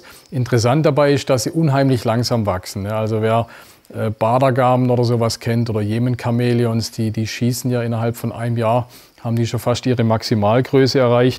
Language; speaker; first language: German; native; German